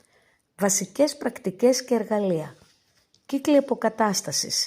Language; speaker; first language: Greek; native; Greek